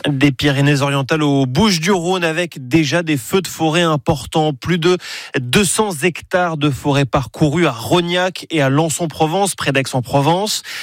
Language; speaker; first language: French; native; French